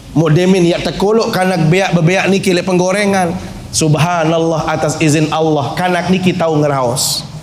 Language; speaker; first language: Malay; non-native, local second language; Sasak